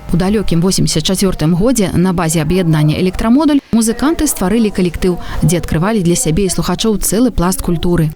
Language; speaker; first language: Belarusian; native; Belarusian